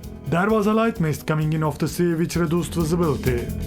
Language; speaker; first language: English; non-native, fluent; Turkish